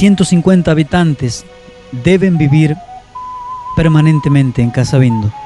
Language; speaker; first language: Spanish; native; Spanish